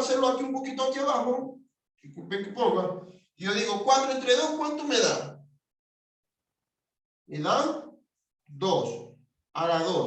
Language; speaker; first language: Spanish; native; Spanish